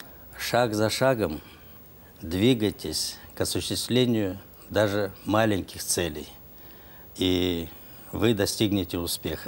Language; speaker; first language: Russian; native; Russian